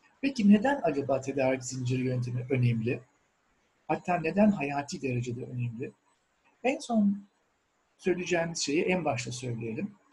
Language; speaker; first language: Turkish; native; Turkish